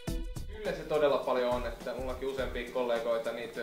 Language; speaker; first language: Finnish; native; Finnish